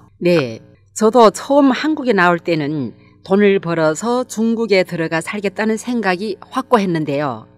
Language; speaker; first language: Korean; native; Korean